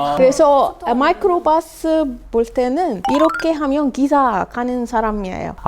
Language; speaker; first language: Korean; non-native, learner; Arabic